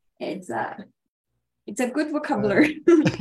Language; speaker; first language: English; non-native, learner; Portuguese